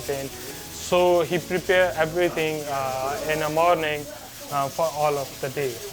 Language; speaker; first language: English; non-native, learner; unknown